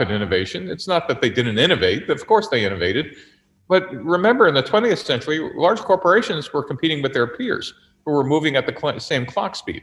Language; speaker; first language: English; native; English